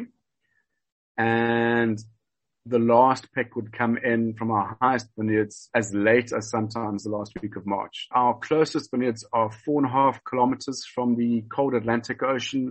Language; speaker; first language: English; native; English